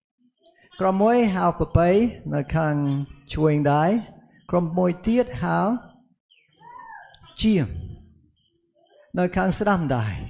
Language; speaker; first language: Khmer; non-native, fluent; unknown